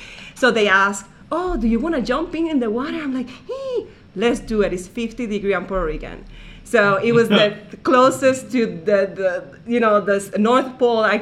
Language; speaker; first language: English; non-native, fluent; Spanish